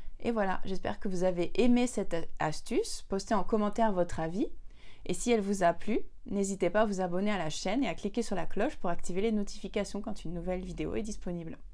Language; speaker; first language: French; native; French